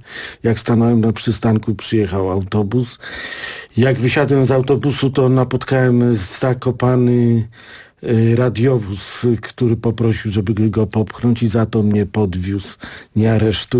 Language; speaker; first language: Polish; native; Polish